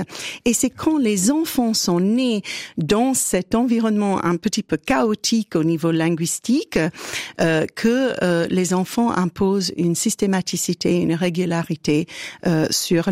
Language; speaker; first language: French; native; French